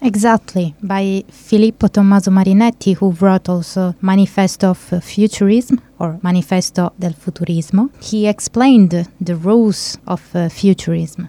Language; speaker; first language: English; non-native, fluent; Italian